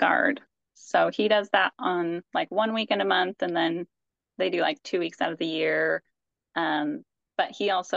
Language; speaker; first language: English; native; English